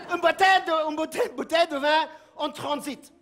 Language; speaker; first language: French; non-native, learner; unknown